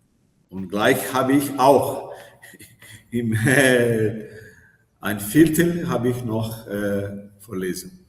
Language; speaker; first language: German; non-native, learner; Portuguese